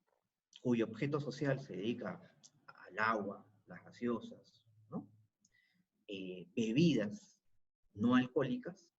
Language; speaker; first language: Spanish; native; Spanish